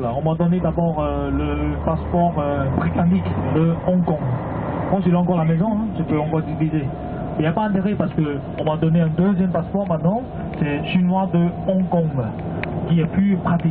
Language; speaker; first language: French; non-native, fluent; Cantonese